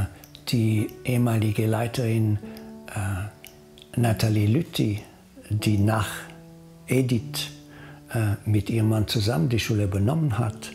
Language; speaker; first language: German; non-native, fluent; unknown